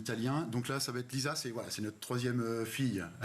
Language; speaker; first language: French; native; French